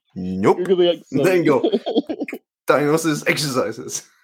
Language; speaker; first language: English; non-native, fluent; Norwegian